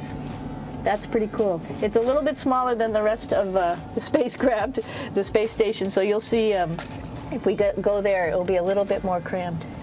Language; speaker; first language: English; native; English